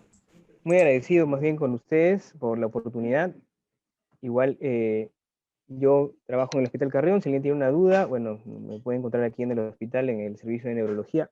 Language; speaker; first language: Spanish; native; Spanish